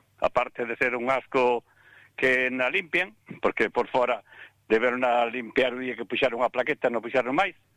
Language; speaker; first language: Galician; native; Galician